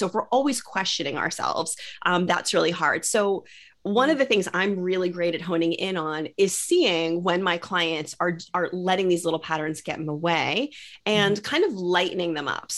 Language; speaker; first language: English; native; English